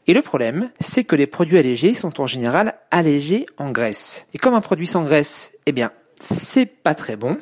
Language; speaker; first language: French; native; French